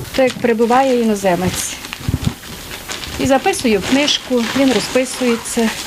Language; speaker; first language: Ukrainian; native; Ukrainian